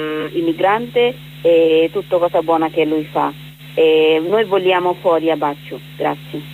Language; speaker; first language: Italian; non-native, learner; Bangla